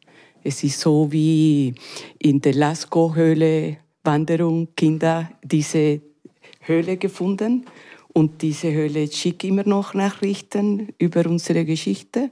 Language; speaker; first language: German; non-native, learner; Spanish